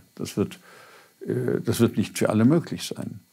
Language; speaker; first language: German; native; German